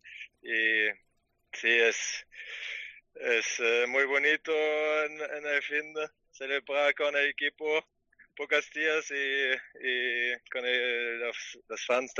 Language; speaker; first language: Spanish; non-native, learner; German